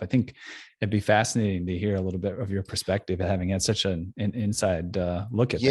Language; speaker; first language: English; native; English